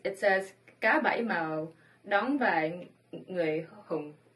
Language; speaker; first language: Vietnamese; early bilingual, heritage; Vietnamese